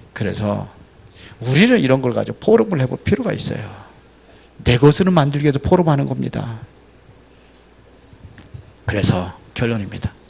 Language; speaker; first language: Korean; native; Korean